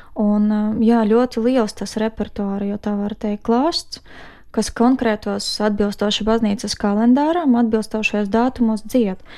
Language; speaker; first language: Latvian; non-native, fluent; Ukrainian